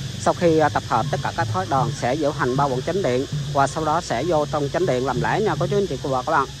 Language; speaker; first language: Vietnamese; non-native, local second language; Khmer